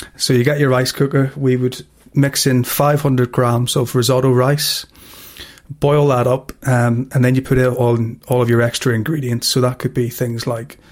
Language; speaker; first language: English; native; English